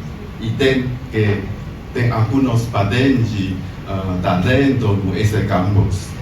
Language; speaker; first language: Portuguese; non-native, learner; Chinese